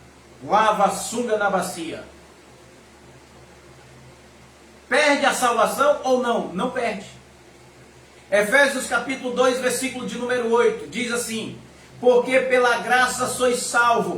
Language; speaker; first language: Portuguese; native; Portuguese